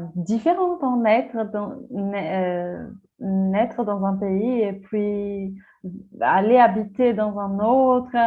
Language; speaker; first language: French; non-native, fluent; Portuguese